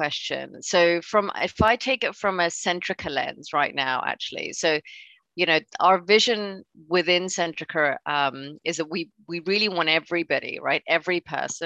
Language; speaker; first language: English; non-native, local second language; Cantonese